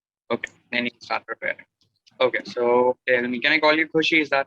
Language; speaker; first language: English; non-native, local second language; Hindi